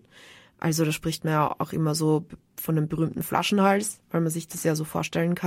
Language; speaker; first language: German; native; German